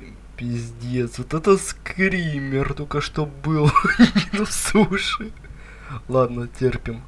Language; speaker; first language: Russian; native; Russian